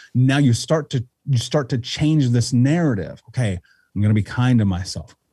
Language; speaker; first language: English; native; English